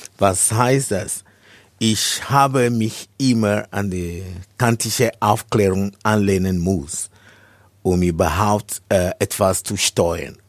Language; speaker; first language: German; non-native, fluent; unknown